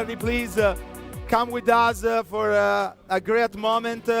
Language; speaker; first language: English; non-native, fluent; Italian